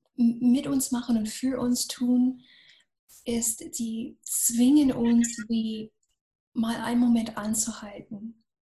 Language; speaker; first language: German; non-native, fluent; English